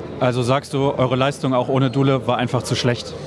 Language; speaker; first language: German; native; German